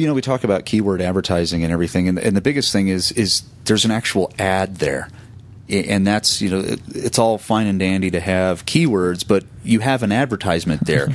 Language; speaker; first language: English; native; English